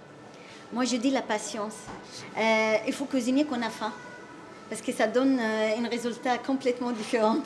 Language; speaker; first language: French; non-native, fluent; Arabic